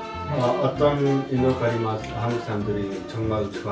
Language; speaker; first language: Korean; non-native, learner; Hindi